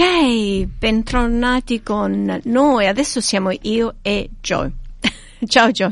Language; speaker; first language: Italian; early bilingual, heritage; Italian